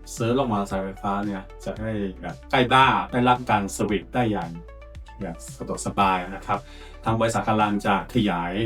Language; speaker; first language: Thai; non-native, fluent; Chinese